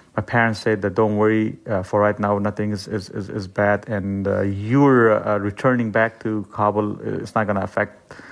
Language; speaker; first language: English; non-native, fluent; Persian